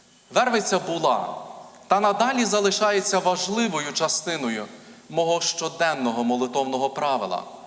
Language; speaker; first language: Ukrainian; native; Ukrainian